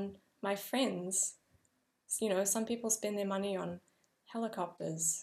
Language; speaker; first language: English; native; English